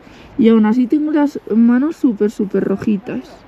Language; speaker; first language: Spanish; native; Spanish